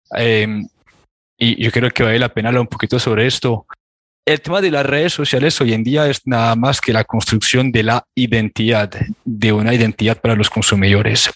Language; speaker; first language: Spanish; non-native, fluent; French